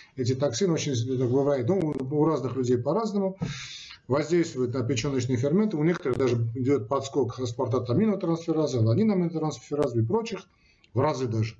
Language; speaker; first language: Russian; non-native, local second language; Armenian